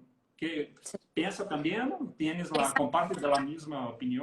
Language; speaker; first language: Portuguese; non-native, learner; Spanish